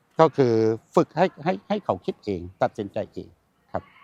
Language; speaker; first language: Thai; native; Thai